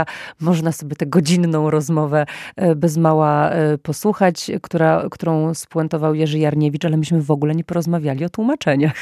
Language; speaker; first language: Polish; native; Polish